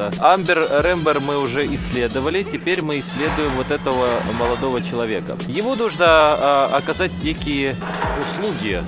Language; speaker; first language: Russian; native; Russian